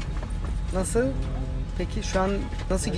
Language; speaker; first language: Turkish; native; Turkish